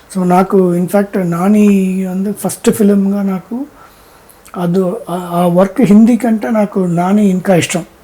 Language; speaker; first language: Telugu; non-native, fluent; Tamil